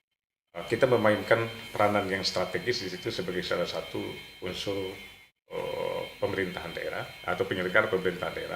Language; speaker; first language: Indonesian; native; Indonesian